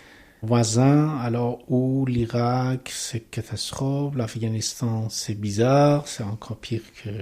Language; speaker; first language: French; non-native, learner; Persian